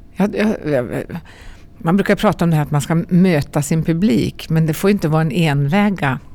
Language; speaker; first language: Swedish; native; Swedish